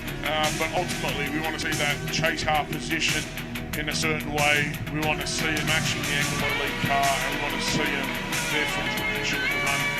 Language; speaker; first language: English; native; English